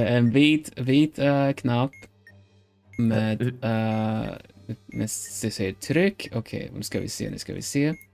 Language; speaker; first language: Swedish; non-native, learner; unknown